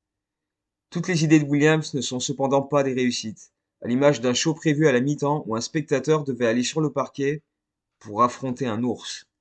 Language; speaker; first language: French; native; French